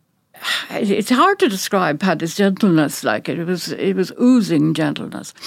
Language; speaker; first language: English; native; English